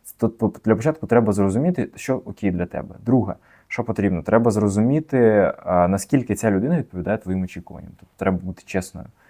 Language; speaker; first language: Ukrainian; native; Ukrainian